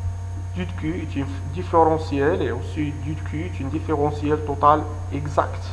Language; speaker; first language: French; non-native, local second language; Arabic